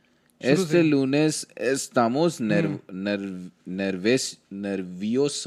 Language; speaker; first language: Spanish; non-native, learner; Hindi